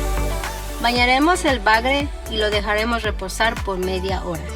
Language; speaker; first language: Spanish; native; Spanish